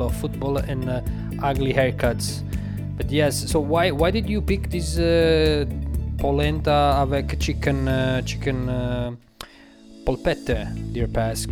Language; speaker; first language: English; non-native, fluent; Italian